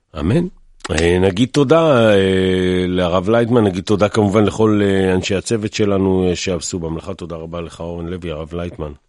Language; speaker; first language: Hebrew; native; Hebrew